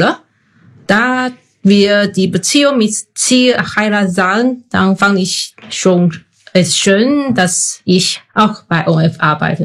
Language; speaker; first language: German; non-native, fluent; Chinese